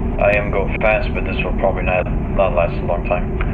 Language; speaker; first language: English; native; English